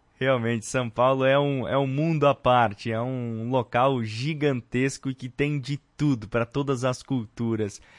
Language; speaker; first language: Portuguese; native; Portuguese